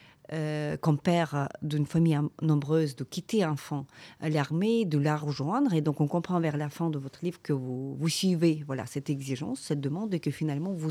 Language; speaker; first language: French; non-native, fluent; Ukrainian